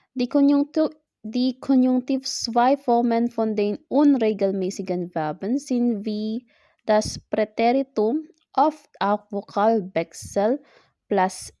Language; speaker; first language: German; non-native, learner; Filipino